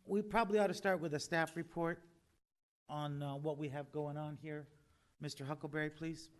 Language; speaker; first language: English; native; English